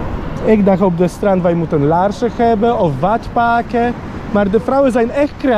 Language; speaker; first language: Dutch; non-native, learner; Polish